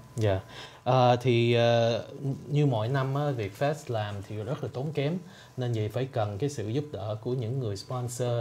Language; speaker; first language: Vietnamese; early bilingual, heritage; Vietnamese